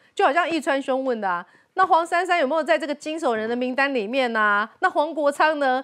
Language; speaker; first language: Chinese; native; Chinese